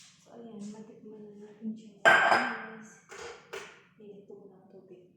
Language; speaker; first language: Filipino; non-native, local second language; Cebuano